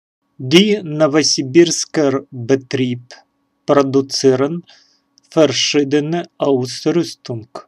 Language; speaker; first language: German; non-native, learner; Russian